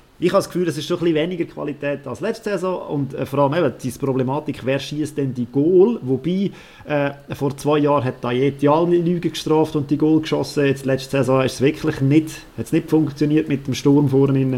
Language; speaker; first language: German; native; German